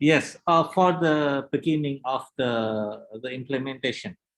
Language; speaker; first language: English; non-native, learner; Indonesian